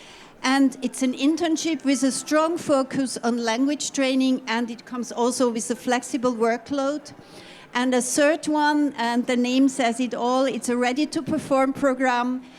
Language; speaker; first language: English; non-native, fluent; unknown